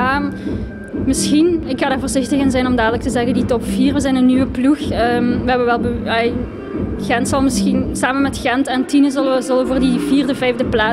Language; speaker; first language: Dutch; native; Dutch